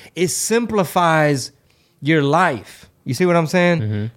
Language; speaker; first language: English; early bilingual, other home language; Spanish